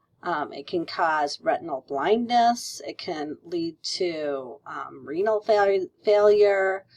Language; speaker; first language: English; native; English